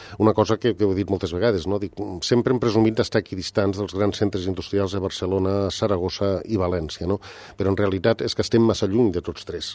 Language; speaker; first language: Catalan; native; Catalan